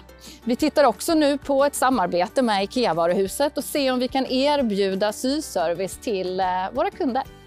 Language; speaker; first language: Swedish; native; Swedish